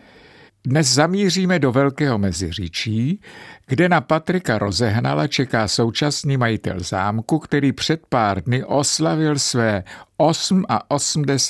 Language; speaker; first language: Czech; native; Czech